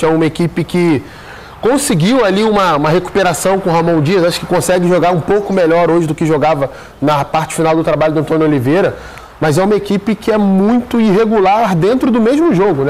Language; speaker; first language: Portuguese; native; Portuguese